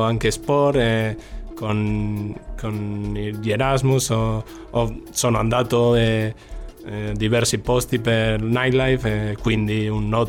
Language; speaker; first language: Italian; non-native, fluent; Spanish